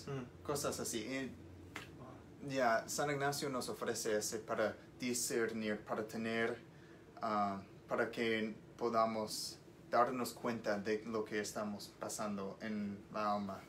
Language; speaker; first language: Spanish; non-native, learner; English